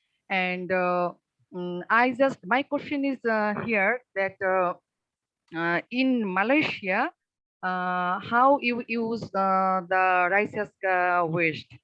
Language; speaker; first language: English; non-native, fluent; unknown